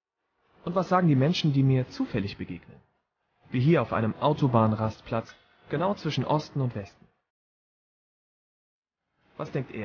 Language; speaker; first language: German; native; German